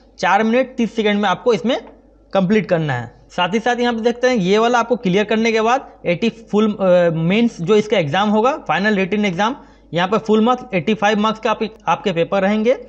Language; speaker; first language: Hindi; non-native, local second language; Bangla